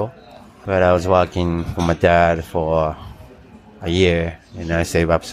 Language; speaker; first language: English; non-native, fluent; Japanese